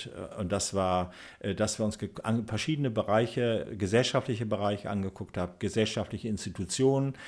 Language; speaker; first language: German; native; German